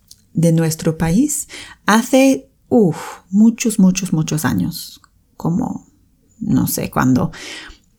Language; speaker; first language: Spanish; non-native, fluent; English